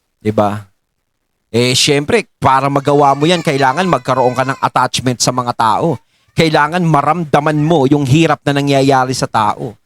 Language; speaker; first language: Filipino; native; Filipino